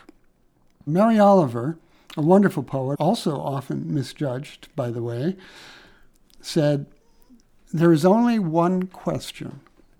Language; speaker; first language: English; native; English